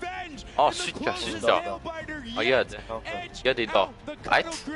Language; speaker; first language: Swedish; early bilingual, other home language; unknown